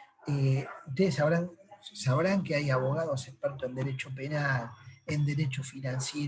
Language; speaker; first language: Spanish; native; Spanish